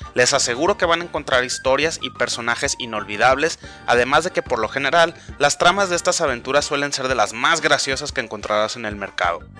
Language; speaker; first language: Spanish; native; Spanish